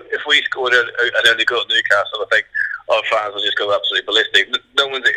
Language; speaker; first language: English; native; English